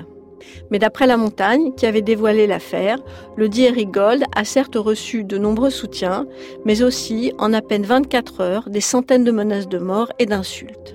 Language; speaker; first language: French; native; French